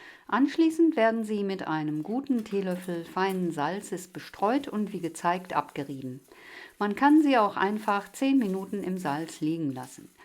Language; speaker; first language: German; native; German